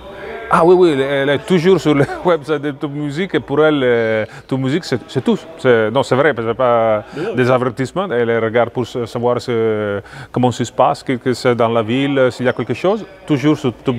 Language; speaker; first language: French; non-native, fluent; Italian